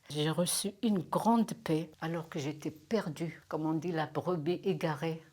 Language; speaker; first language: French; non-native, local second language; Kabyle